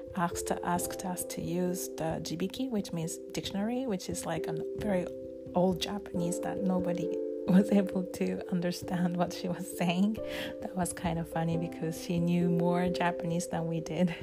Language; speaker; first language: English; non-native, fluent; Japanese